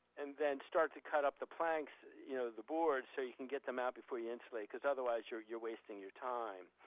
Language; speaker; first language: English; native; English